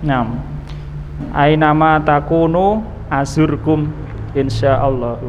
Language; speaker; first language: Arabic; non-native, fluent; Indonesian